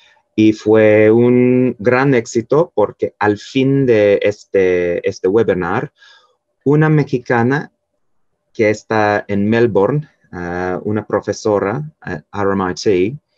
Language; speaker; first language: Spanish; non-native, fluent; English